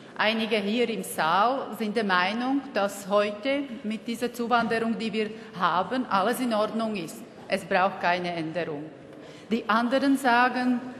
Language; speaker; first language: German; non-native, fluent; Slovak